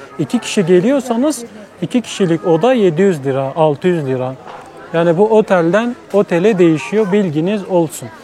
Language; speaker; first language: Turkish; native; Turkish